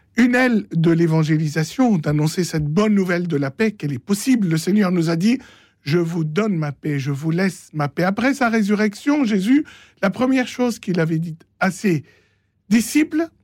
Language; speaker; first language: French; non-native, local second language; Arabic